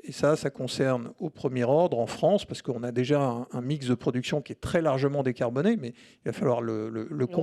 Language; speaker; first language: French; native; French